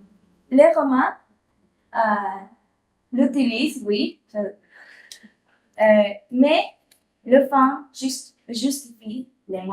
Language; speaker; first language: French; non-native, learner; Spanish